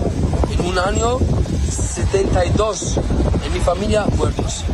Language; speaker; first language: Spanish; non-native, learner; Arabic